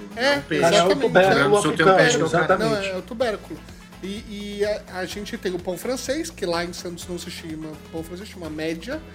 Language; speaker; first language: Portuguese; native; Portuguese